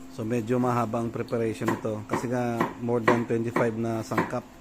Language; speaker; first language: Filipino; non-native, local second language; Iloko